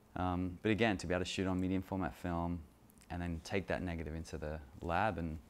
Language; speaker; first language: English; native; English